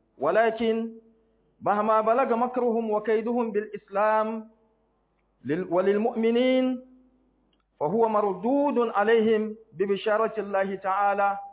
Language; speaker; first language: Arabic; non-native, local second language; Hausa